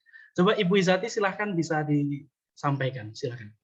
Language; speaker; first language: Indonesian; native; Indonesian